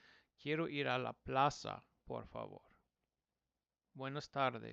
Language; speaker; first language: Spanish; non-native, fluent; English